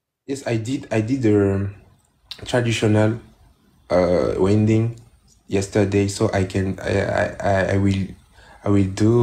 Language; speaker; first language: English; non-native, learner; French